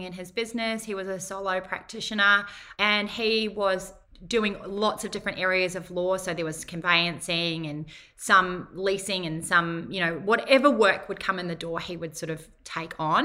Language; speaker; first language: English; native; English